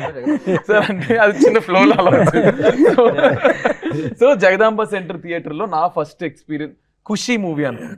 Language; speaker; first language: Telugu; native; Telugu